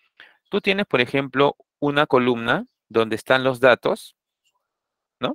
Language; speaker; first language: Spanish; native; Spanish